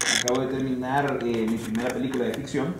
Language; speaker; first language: Spanish; native; Spanish